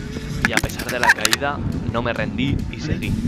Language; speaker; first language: Spanish; native; Spanish